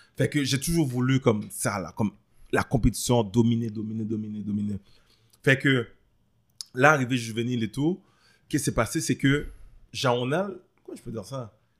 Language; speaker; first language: French; early bilingual, other home language; Haitian Creole